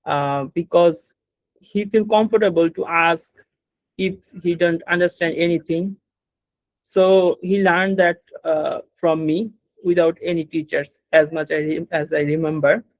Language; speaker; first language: English; non-native, learner; Bangla